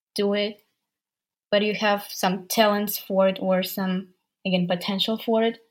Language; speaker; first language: English; non-native, fluent; Ukrainian